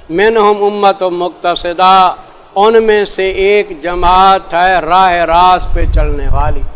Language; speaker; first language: Urdu; non-native, local second language; Saraiki